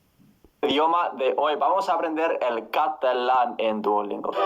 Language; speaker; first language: Spanish; non-native, fluent; English